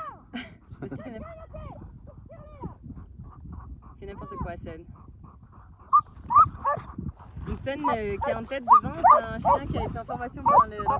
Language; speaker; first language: French; native; French